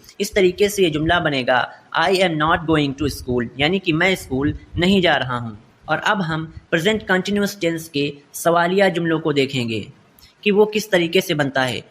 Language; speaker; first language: Urdu; native; Urdu